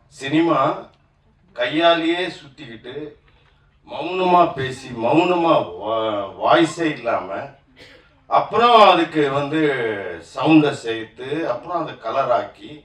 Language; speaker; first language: Tamil; native; Tamil